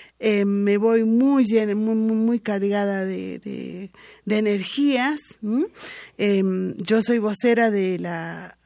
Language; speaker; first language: Spanish; non-native, local second language; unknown